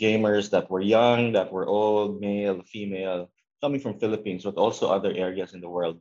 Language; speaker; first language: English; non-native, local second language; Filipino